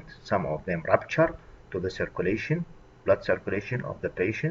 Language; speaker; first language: English; non-native, fluent; Arabic